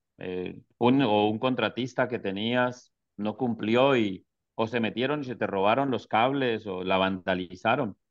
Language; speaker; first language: Spanish; native; Spanish